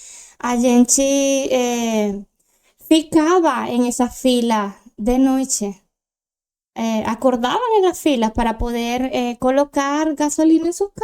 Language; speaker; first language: Portuguese; non-native, learner; Spanish